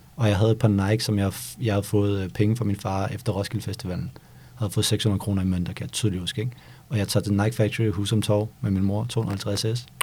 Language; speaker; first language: Danish; early bilingual, other home language; Bosnian